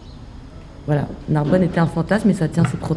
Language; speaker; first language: French; native; French